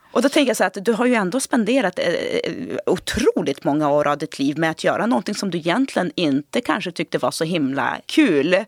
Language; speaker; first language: Swedish; early bilingual, other home language; Portuguese